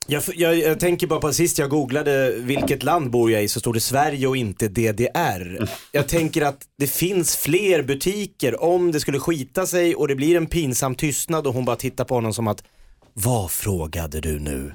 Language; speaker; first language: Swedish; native; Swedish